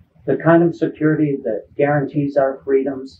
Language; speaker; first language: English; native; English